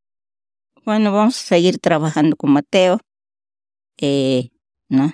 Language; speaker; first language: Spanish; non-native, local second language; Shipibo-Conibo